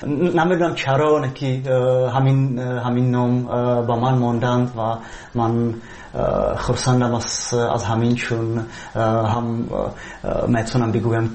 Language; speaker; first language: Persian; non-native, fluent; Czech